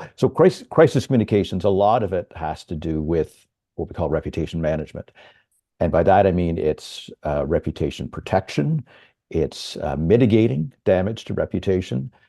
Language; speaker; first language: English; native; English